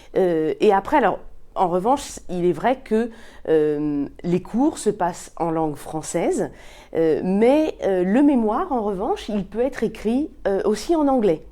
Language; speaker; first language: French; native; French